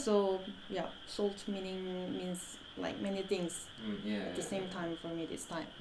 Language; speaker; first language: English; non-native, fluent; Korean